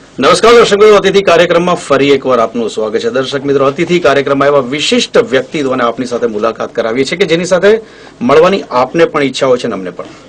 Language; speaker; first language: Gujarati; native; Gujarati